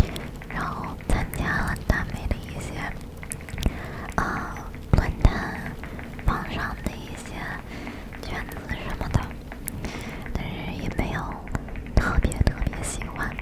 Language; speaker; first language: Chinese; early bilingual, heritage; English